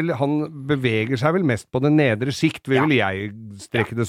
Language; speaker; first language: Norwegian; native; Norwegian